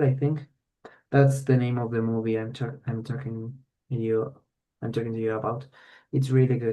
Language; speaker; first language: English; non-native, fluent; Spanish